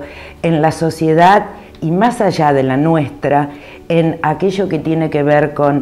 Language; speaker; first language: Spanish; native; Spanish